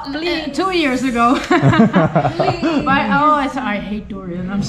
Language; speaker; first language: English; non-native, fluent; Dutch